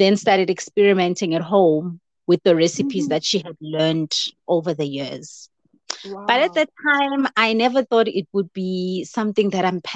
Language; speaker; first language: English; non-native, local second language; Zulu